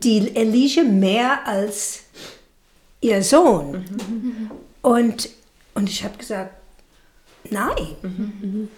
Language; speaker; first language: German; non-native, fluent; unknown